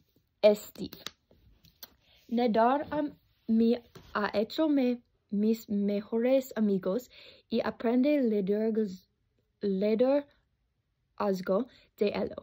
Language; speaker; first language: Spanish; non-native, learner; English